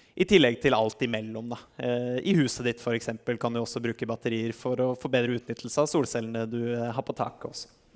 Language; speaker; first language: Norwegian; native; Norwegian